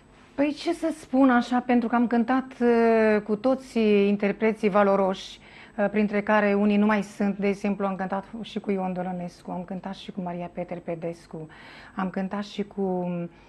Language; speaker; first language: Romanian; native; Romanian